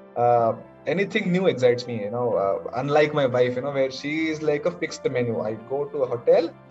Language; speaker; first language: English; non-native, local second language; Kannada